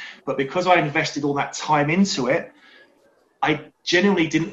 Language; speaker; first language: English; native; English